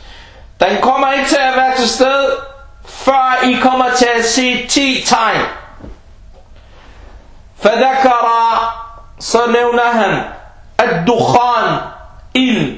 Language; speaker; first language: Danish; early bilingual, other home language; Arabic